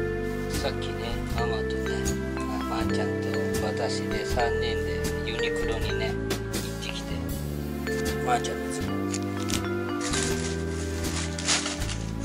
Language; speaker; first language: Japanese; native; Japanese